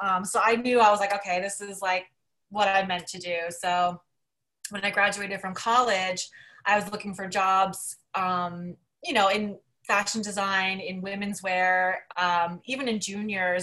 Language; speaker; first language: English; native; English